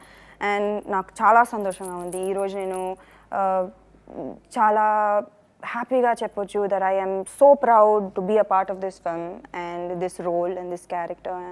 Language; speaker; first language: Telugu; non-native, local second language; Tamil